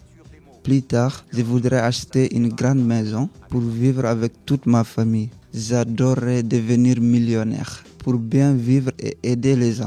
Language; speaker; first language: French; non-native, learner; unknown